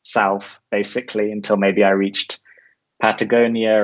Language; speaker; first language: English; native; English